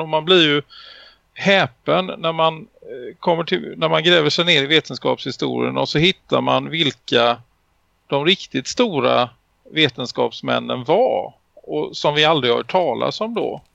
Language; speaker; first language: Swedish; native; Swedish